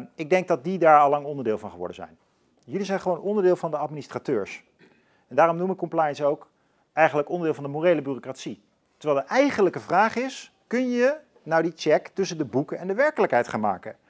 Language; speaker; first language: Dutch; native; Dutch